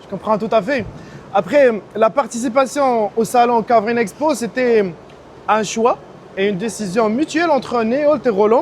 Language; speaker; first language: French; non-native, local second language; Arabic